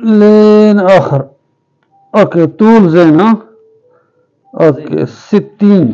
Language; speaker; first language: Arabic; non-native, learner; Urdu